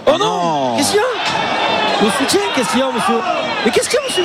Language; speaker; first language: French; native; French